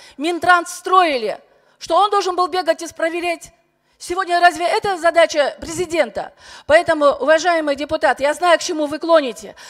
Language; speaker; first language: Russian; native; Russian